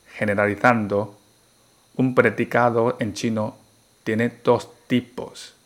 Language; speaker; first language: Spanish; non-native, fluent; Chinese